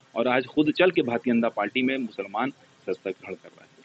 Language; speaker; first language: Hindi; native; Hindi